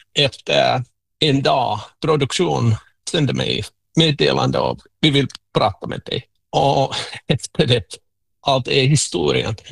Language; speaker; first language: Swedish; non-native, local second language; Finnish